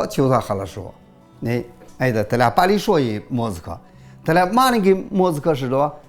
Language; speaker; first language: Russian; non-native, learner; Chinese